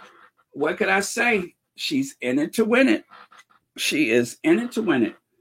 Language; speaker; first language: English; native; English